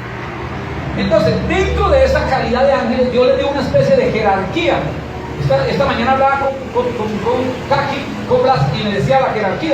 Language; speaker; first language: Spanish; native; Spanish